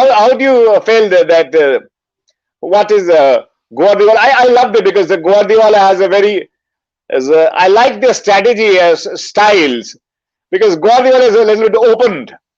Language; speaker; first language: English; non-native, local second language; Bangla